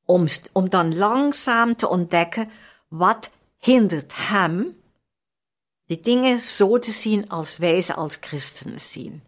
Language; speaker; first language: Dutch; non-native, fluent; German